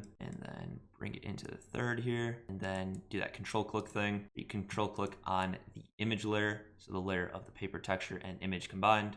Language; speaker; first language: English; native; English